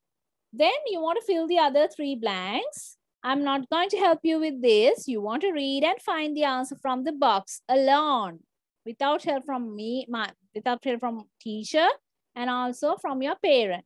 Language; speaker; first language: English; non-native, local second language; Sinhala